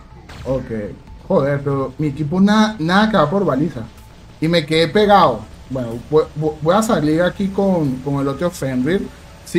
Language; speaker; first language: Spanish; native; Spanish